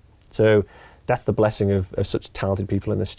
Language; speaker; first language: English; native; English